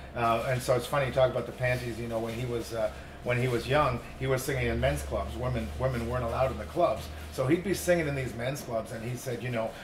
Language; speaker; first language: English; native; English